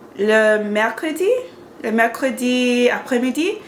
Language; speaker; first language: French; non-native, learner; English